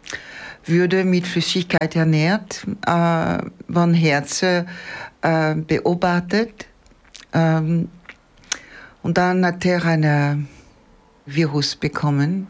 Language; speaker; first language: German; non-native, fluent; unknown